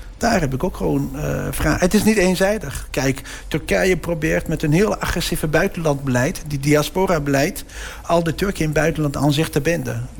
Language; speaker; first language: Dutch; early bilingual, other home language; Turkish